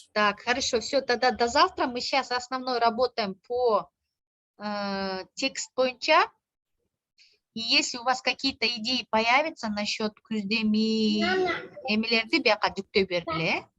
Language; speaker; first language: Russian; non-native, local second language; Kyrgyz